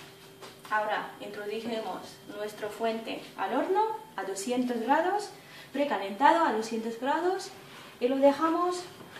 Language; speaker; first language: Spanish; non-native, fluent; Arabic